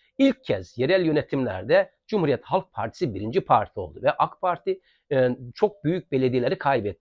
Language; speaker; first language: Turkish; native; Turkish